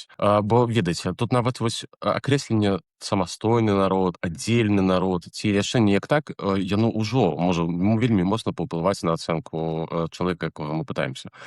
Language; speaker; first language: Belarusian; native; Belarusian